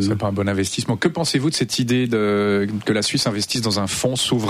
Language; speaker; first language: French; native; French